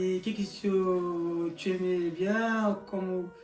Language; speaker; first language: French; non-native, learner; Portuguese